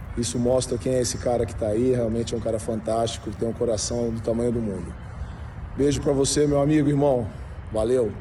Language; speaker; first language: Portuguese; native; Portuguese